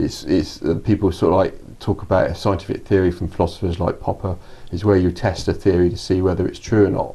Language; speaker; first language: English; native; English